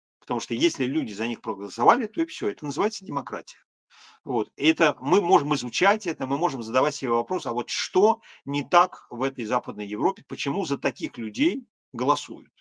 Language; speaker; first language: Russian; native; Russian